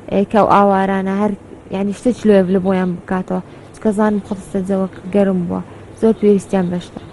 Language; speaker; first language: Central Kurdish; non-native, local second language; Arabic